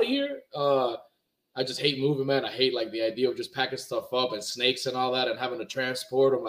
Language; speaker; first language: English; early bilingual, other home language; Spanish